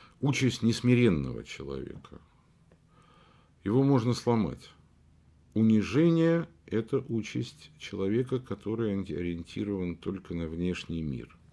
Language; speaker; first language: Russian; native; Russian